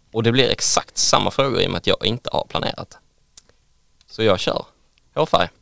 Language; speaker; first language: Swedish; native; Swedish